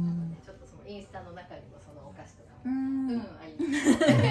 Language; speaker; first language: Japanese; native; Japanese